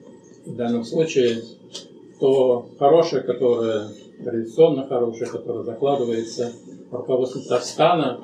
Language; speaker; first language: Russian; native; Russian